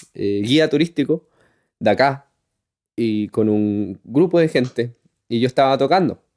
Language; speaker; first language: Spanish; native; Spanish